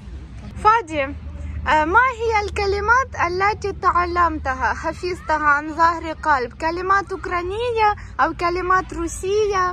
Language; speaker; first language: Arabic; non-native, fluent; Ukrainian